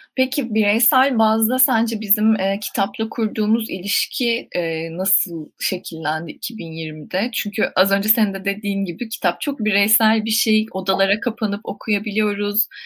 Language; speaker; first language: Turkish; native; Turkish